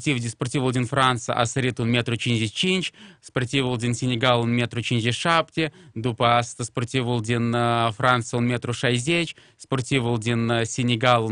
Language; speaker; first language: Romanian; non-native, local second language; Russian